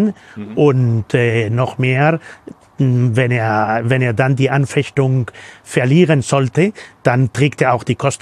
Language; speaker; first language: German; non-native, fluent; Spanish